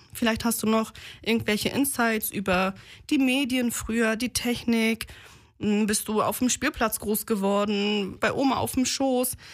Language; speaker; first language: German; native; German